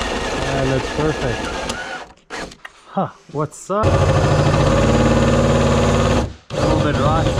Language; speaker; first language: English; native; English